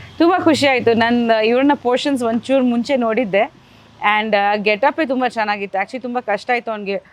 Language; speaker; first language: Kannada; non-native, fluent; Bangla